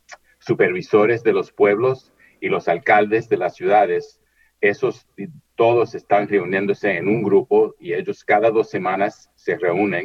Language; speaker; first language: Spanish; early bilingual, heritage; Spanish